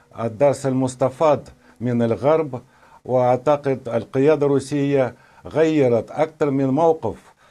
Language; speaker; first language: Arabic; non-native, fluent; Russian